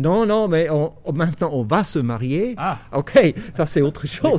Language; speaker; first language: French; non-native, local second language; German